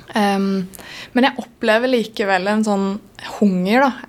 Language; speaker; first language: Norwegian; native; Norwegian